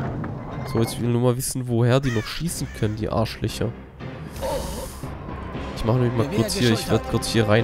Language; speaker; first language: German; native; German